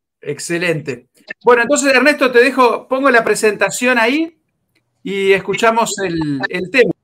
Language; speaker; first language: Spanish; native; Spanish